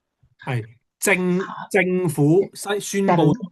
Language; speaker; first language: Chinese; native; Chinese